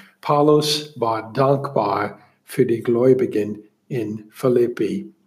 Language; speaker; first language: German; non-native, learner; English